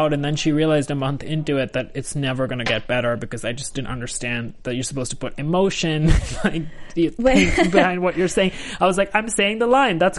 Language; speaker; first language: English; non-native, local second language; Hindi